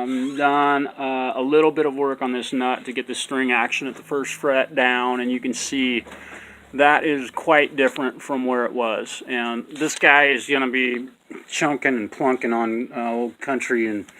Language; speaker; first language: English; native; English